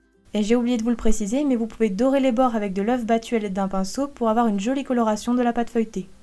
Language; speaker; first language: French; native; French